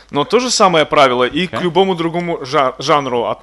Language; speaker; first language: Russian; native; Russian